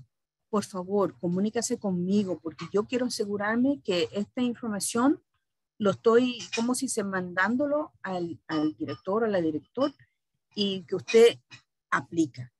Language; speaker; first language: Spanish; early bilingual, heritage; Spanish